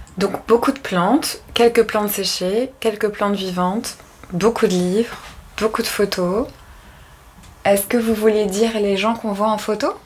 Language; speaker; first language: French; native; French